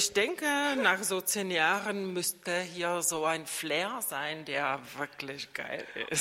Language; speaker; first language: German; non-native, fluent; Czech